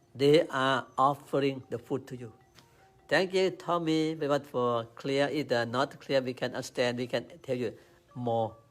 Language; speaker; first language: English; non-native, learner; Thai